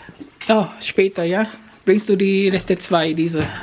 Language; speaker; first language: German; non-native, learner; Filipino